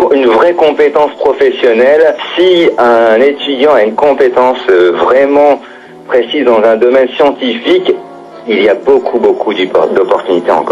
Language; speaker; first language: French; native; French